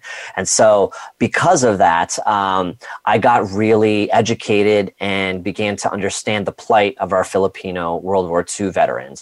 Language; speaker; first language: English; native; English